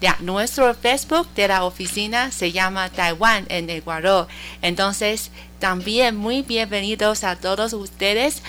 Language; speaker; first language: Spanish; non-native, learner; Chinese